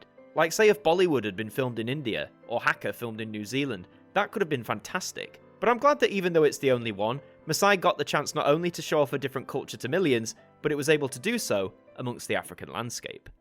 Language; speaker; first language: English; native; English